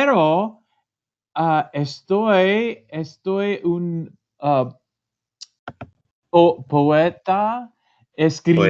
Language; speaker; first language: Spanish; non-native, learner; English